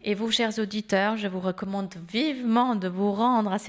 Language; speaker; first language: French; native; French